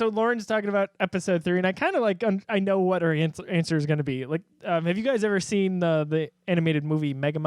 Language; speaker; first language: English; native; English